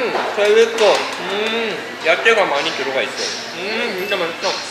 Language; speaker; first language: Korean; non-native, fluent; Japanese